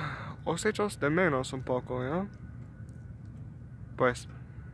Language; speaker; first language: Spanish; non-native, learner; English